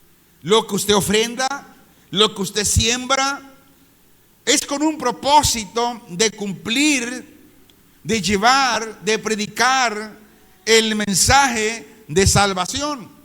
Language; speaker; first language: Spanish; native; Spanish